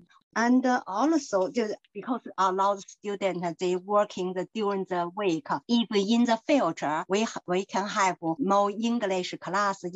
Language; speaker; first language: English; non-native, learner; Chinese